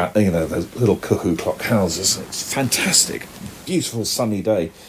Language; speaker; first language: English; native; English